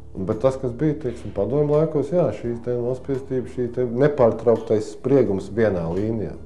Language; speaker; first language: Latvian; native; Latvian